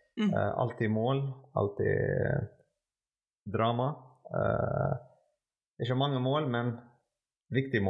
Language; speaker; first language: Norwegian; non-native, fluent; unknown